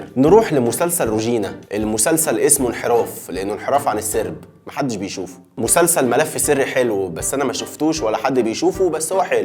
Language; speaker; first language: Arabic; native; Arabic